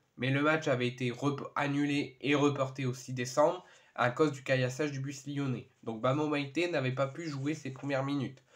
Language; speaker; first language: French; native; French